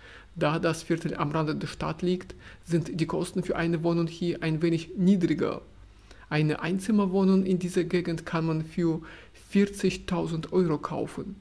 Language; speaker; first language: German; non-native, fluent; Russian